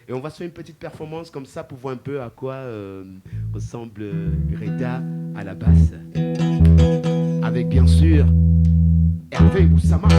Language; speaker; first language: French; native; French